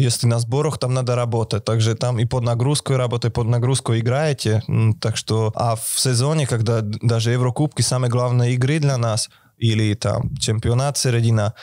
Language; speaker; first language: Russian; non-native, fluent; Slovak